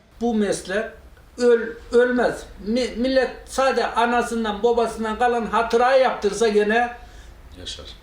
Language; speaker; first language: Turkish; native; Turkish